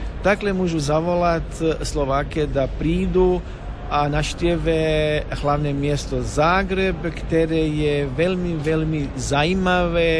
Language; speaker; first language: Slovak; non-native, learner; Croatian